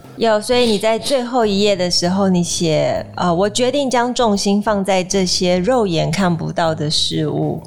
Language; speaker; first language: Chinese; native; Chinese